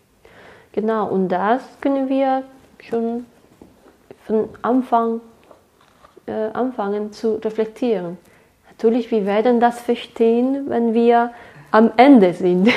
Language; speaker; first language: German; non-native, fluent; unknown